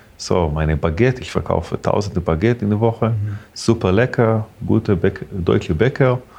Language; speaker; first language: German; non-native, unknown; Hebrew